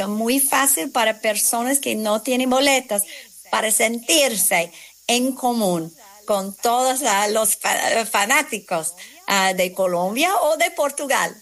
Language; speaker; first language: Spanish; non-native, fluent; English